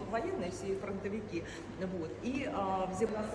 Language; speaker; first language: Russian; native; Russian